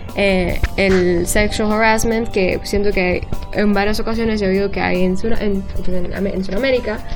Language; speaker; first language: Spanish; early bilingual, heritage; Spanish